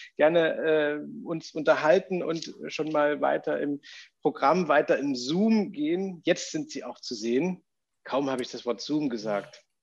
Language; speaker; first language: German; native; German